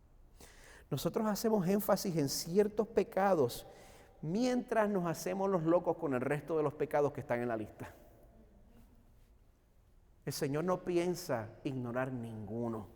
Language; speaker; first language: Spanish; native; Spanish